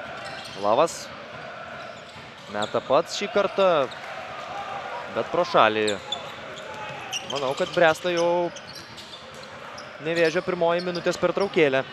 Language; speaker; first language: Lithuanian; native; Lithuanian